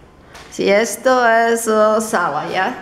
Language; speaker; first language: Spanish; non-native, learner; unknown